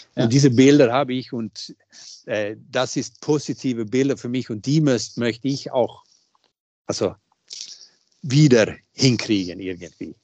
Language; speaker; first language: German; non-native, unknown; Swedish